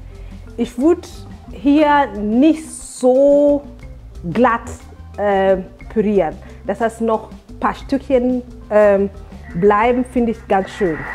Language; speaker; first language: German; non-native, fluent; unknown